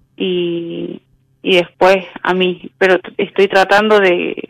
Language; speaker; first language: Spanish; native; Spanish